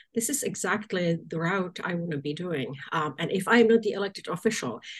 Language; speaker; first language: English; non-native, fluent; Czech